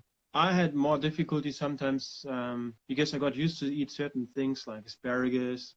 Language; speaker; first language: English; non-native, fluent; German